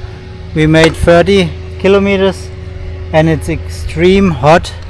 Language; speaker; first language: English; non-native, learner; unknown